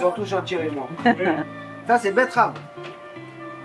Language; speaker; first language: French; native; French